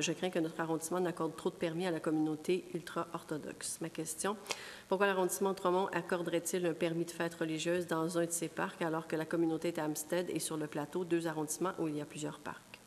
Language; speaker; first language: French; native; French